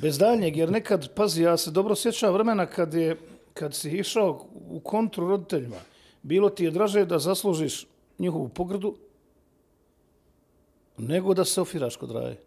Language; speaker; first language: Serbian; native; Serbian